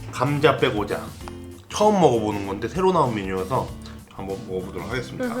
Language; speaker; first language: Korean; native; Korean